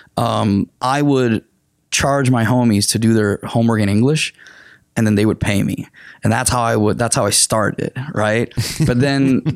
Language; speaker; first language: English; non-native, fluent; Spanish